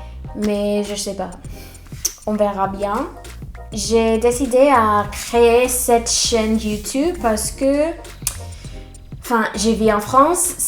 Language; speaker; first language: French; non-native, fluent; English